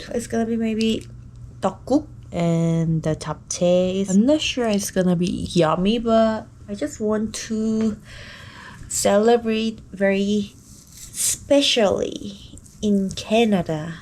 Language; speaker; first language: English; non-native, learner; Korean